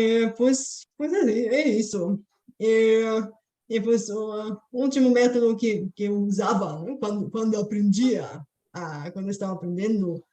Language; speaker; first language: Portuguese; non-native, fluent; Bulgarian